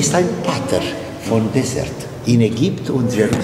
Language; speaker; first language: German; non-native, learner; Italian